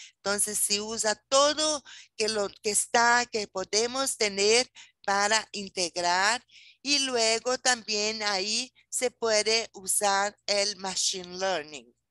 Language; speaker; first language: Spanish; non-native, fluent; Portuguese